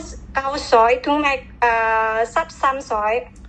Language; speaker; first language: Cantonese; non-native, learner; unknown